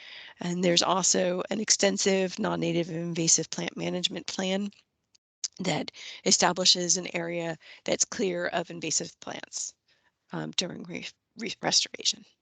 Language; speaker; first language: English; native; English